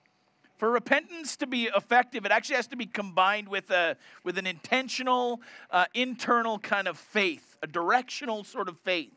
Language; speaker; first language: English; native; English